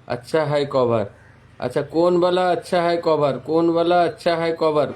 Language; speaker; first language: Hindi; non-native, local second language; Bangla